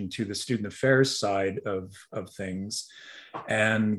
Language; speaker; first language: English; native; English